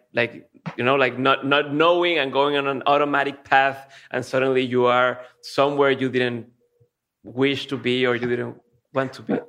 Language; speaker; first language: English; non-native, fluent; Spanish